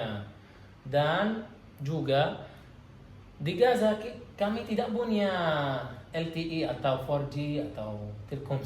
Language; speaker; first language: Indonesian; non-native, learner; Arabic